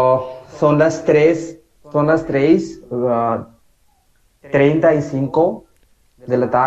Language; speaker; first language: Spanish; non-native, learner; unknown